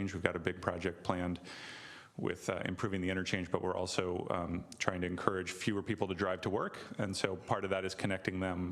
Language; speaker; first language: English; native; English